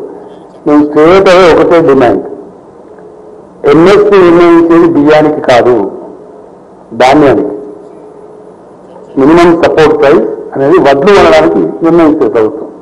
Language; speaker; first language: Telugu; native; Telugu